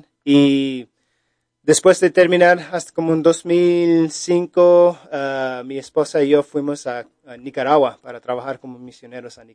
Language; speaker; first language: Spanish; early bilingual, heritage; Spanish